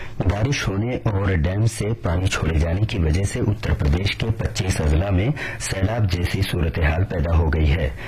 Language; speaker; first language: Urdu; native; Urdu